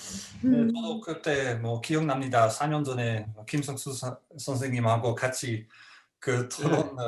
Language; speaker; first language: Korean; non-native, fluent; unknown